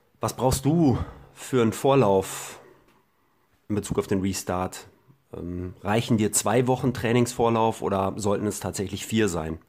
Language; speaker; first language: German; native; German